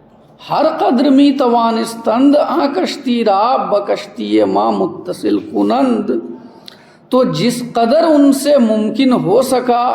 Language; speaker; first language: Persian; non-native, fluent; Urdu